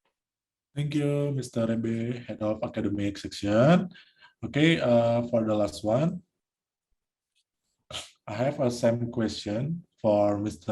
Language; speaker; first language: English; non-native, learner; Indonesian